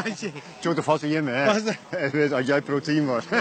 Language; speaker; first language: Turkish; non-native, learner; Dutch